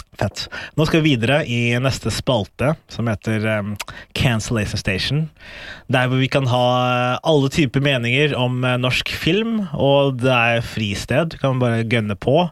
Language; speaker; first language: Norwegian; early bilingual, other home language; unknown